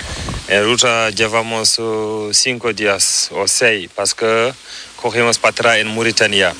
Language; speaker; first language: Spanish; non-native, learner; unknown